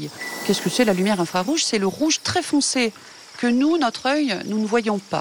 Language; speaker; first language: French; native; French